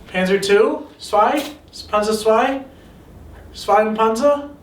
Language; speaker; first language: German; non-native, learner; English